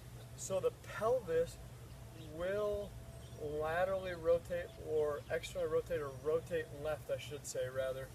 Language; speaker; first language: English; native; English